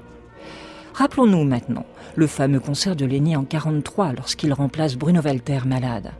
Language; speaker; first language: French; native; French